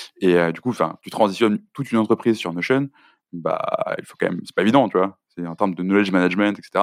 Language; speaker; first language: French; native; French